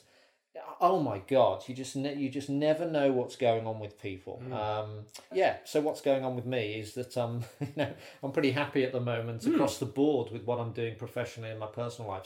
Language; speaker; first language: English; native; English